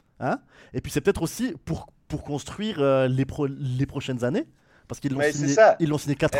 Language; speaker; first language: French; native; French